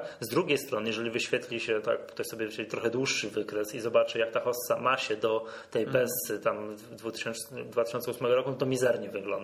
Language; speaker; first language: Polish; native; Polish